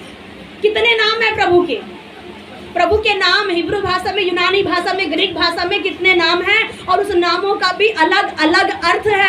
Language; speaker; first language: Hindi; native; Hindi